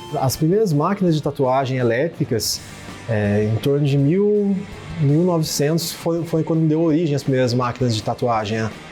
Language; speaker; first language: Portuguese; native; Portuguese